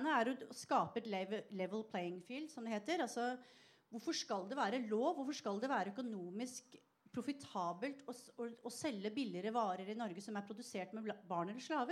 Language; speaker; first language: Norwegian; native; Norwegian